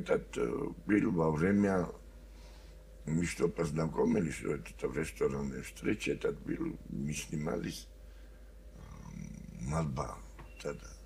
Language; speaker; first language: Russian; non-native, learner; Georgian